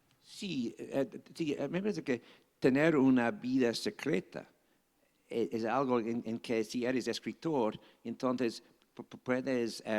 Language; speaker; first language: Spanish; non-native, fluent; English